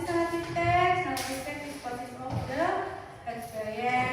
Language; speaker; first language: English; non-native, learner; Indonesian